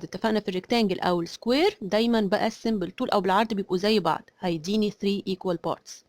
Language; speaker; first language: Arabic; native; Arabic